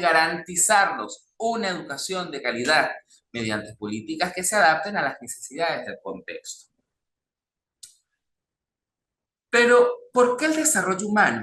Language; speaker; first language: Spanish; native; Spanish